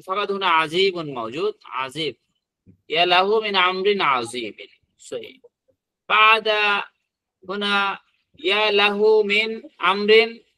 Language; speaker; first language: Arabic; non-native, fluent; Bangla